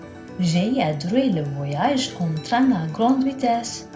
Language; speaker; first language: French; non-native, learner; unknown